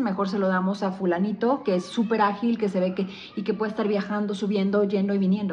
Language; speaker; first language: Spanish; native; Spanish